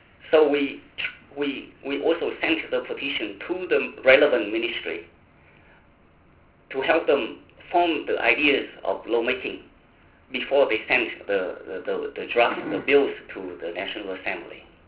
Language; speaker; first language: English; non-native, fluent; Vietnamese